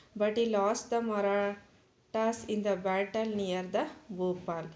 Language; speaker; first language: English; non-native, local second language; Kannada